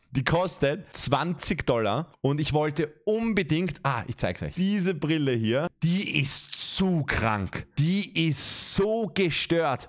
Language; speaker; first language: German; native; German